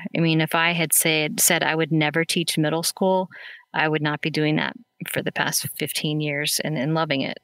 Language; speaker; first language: English; native; English